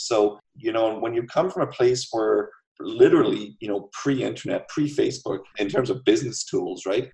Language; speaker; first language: English; native; English